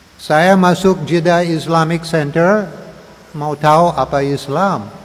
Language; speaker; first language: Indonesian; non-native, learner; English